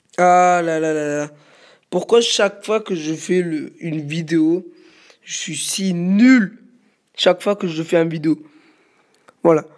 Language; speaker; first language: French; native; French